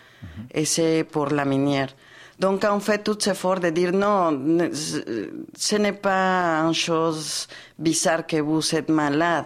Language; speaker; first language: French; non-native, fluent; Spanish